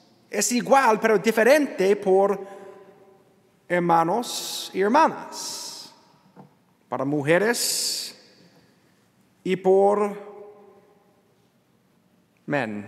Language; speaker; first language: Spanish; non-native, learner; English